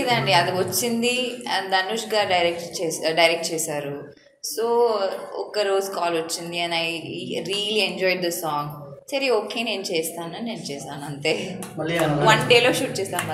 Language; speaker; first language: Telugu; non-native, learner; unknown